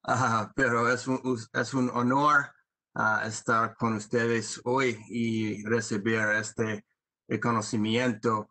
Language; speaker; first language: Spanish; non-native, learner; English